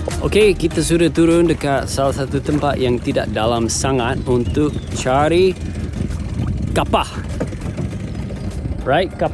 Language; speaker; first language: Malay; non-native, fluent; English